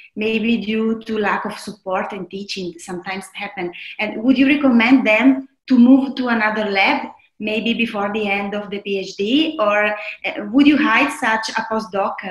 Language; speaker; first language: English; non-native, fluent; Italian